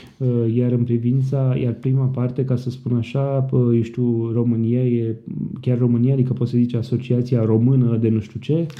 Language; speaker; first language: Romanian; native; Romanian